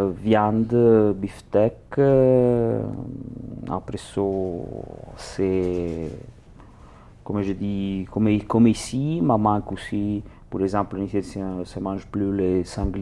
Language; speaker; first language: French; non-native, learner; Italian